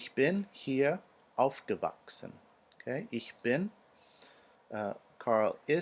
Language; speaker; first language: German; non-native, fluent; English